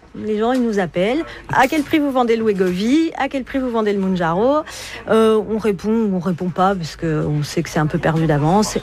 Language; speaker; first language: French; native; French